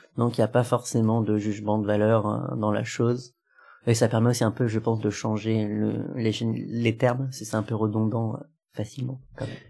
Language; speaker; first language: French; native; French